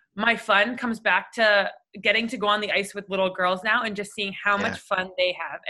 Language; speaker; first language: English; native; English